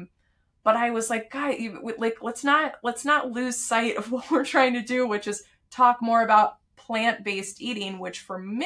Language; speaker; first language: English; native; English